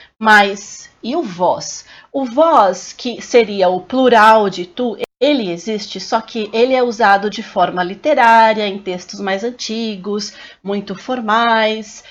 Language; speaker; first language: Portuguese; native; Portuguese